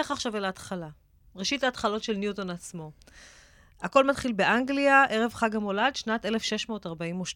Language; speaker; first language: Hebrew; native; Hebrew